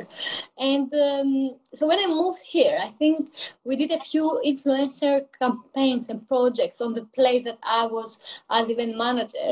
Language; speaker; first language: English; non-native, fluent; Greek